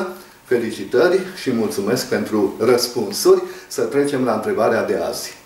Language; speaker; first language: Romanian; native; Romanian